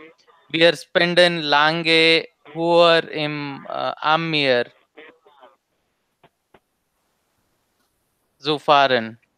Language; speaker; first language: German; non-native, learner; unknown